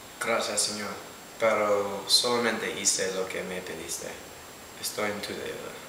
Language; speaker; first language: Spanish; non-native, learner; English